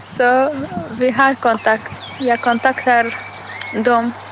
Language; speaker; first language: Swedish; non-native, learner; Arabic